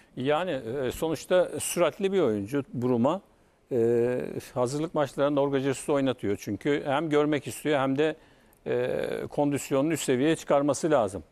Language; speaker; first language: Turkish; native; Turkish